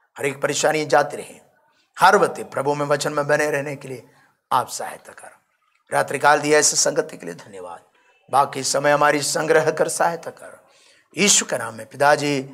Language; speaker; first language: Hindi; non-native, local second language; Malayalam